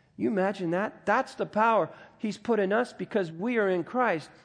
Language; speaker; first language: English; native; English